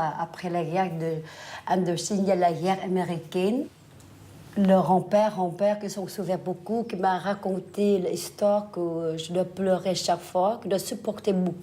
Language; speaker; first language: French; non-native, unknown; Vietnamese